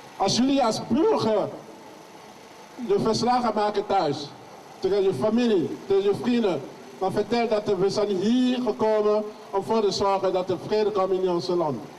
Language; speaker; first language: Dutch; non-native, learner; French